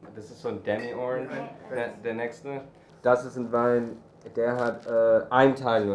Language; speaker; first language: German; early bilingual, heritage; English